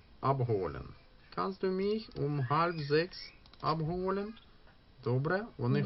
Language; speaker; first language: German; non-native, fluent; Ukrainian